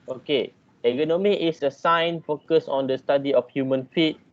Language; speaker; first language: English; non-native, local second language; Malay